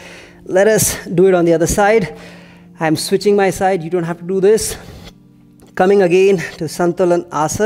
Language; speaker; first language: English; non-native, local second language; Hindi